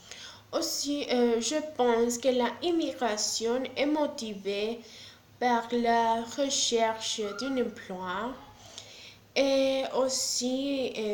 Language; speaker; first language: French; non-native, learner; Spanish